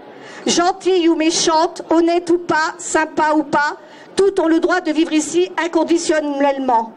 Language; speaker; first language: French; native; French